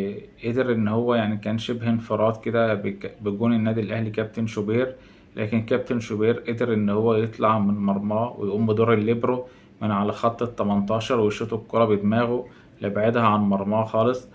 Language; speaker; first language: Arabic; native; Arabic